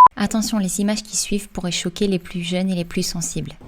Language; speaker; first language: French; native; French